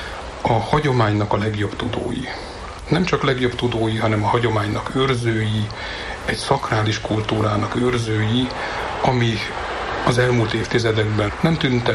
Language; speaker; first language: Hungarian; native; Hungarian